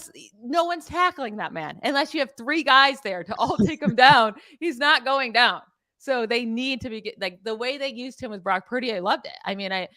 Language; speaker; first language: English; native; English